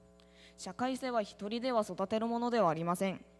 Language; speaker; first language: Japanese; non-native, learner; Korean